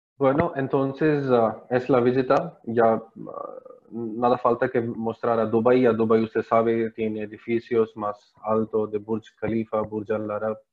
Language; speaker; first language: Spanish; non-native, learner; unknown